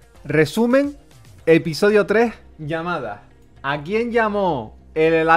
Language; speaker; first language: Spanish; native; Spanish